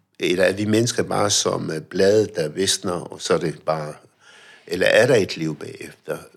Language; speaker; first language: Danish; early bilingual, other home language; Arabic